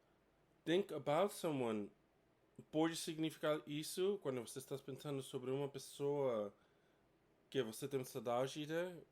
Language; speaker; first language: Portuguese; non-native, fluent; English